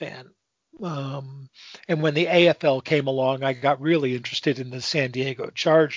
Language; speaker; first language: English; native; English